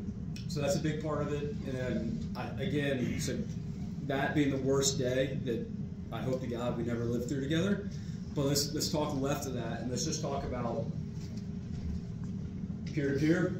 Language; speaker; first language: English; native; English